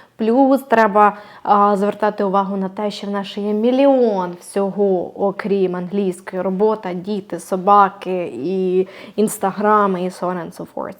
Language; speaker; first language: Ukrainian; native; Ukrainian